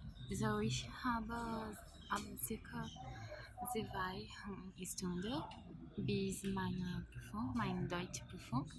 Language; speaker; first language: German; non-native, learner; Portuguese